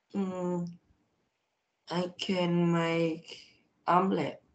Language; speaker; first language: English; non-native, learner; Vietnamese